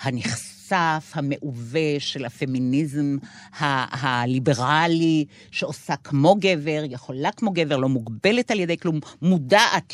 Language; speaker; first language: Hebrew; native; Hebrew